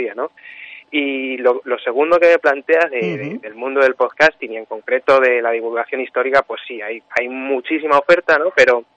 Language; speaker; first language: Spanish; native; Spanish